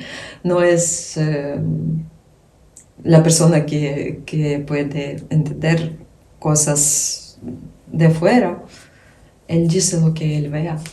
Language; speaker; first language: Spanish; non-native, learner; Ukrainian